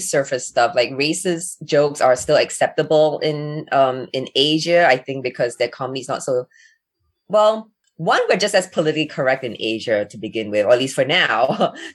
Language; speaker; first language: English; native; English